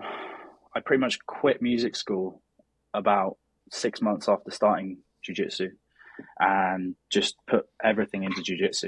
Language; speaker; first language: English; native; English